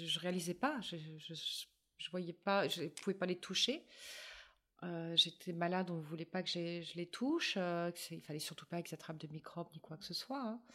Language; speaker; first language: French; native; French